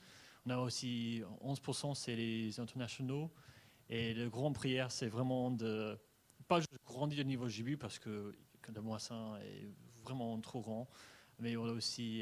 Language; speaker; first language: French; non-native, fluent; English